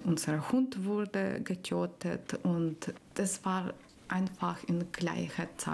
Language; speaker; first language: German; non-native, learner; Ukrainian